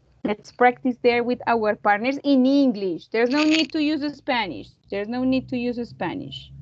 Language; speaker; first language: English; non-native, fluent; Spanish